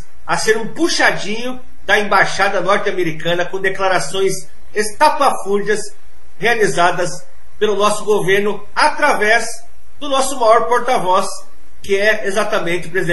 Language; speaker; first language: Portuguese; native; Portuguese